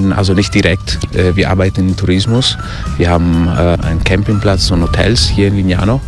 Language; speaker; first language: German; early bilingual, heritage; German